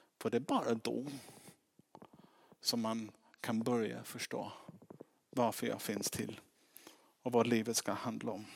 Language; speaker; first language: Swedish; non-native, fluent; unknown